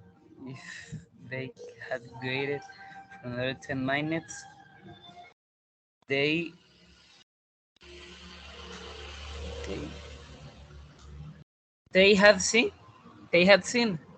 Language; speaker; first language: English; non-native, learner; Spanish